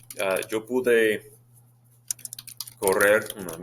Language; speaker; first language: Spanish; non-native, fluent; English